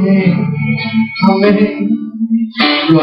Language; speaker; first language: Portuguese; native; Portuguese